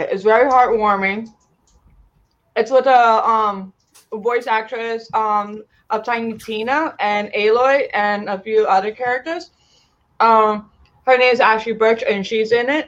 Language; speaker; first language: English; non-native, fluent; Uzbek